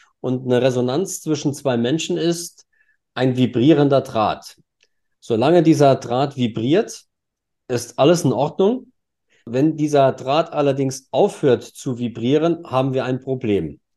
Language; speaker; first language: German; native; German